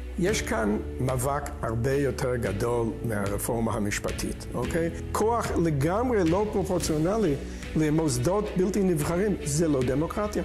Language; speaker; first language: Hebrew; non-native, fluent; English